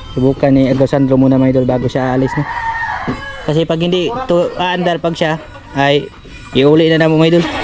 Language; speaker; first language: Filipino; non-native, local second language; Cebuano